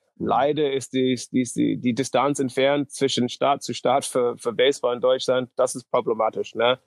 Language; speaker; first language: German; non-native, fluent; English